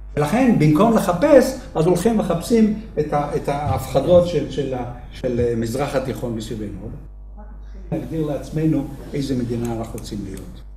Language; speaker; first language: Hebrew; native; Hebrew